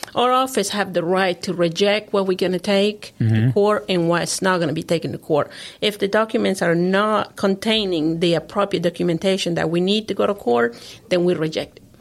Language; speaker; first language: English; non-native, fluent; Spanish